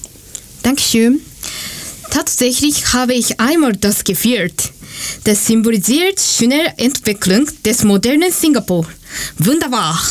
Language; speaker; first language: German; non-native, learner; Japanese